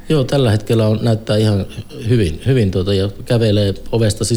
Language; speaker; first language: Finnish; native; Finnish